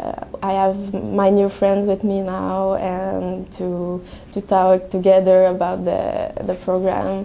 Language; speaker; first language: English; non-native, learner; French